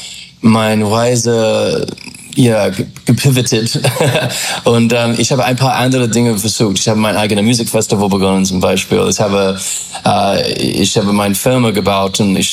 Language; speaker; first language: German; non-native, fluent; English